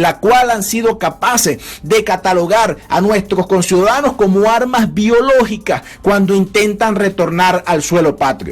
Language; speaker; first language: Spanish; native; Spanish